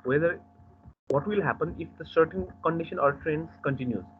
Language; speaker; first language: English; non-native, local second language; Nepali